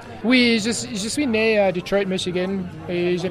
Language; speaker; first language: French; non-native, fluent; English